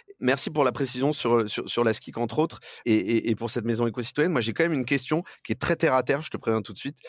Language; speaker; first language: French; native; French